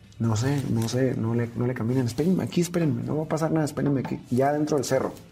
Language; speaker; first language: Spanish; native; Spanish